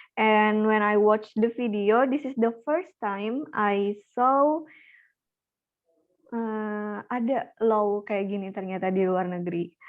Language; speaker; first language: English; non-native, learner; Indonesian